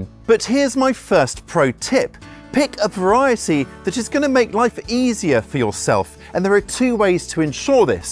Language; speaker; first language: English; native; English